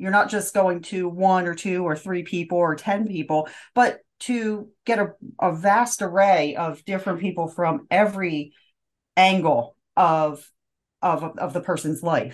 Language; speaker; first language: English; native; English